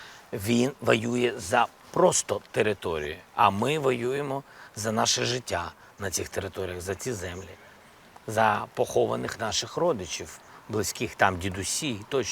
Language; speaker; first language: Ukrainian; non-native, local second language; Russian